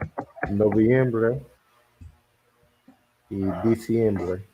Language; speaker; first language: Spanish; non-native, learner; English